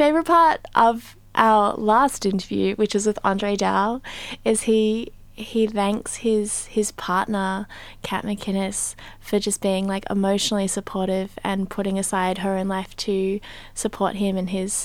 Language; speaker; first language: English; native; English